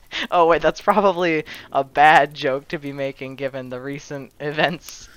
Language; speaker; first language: English; native; English